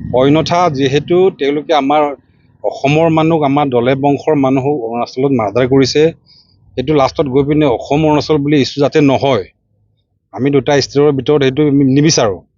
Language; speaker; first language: Assamese; non-native, local second language; Mising